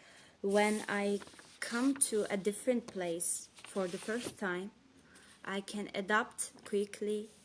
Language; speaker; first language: English; non-native, fluent; Turkish